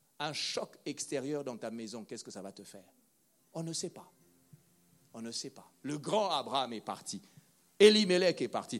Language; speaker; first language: French; non-native, local second language; Lingala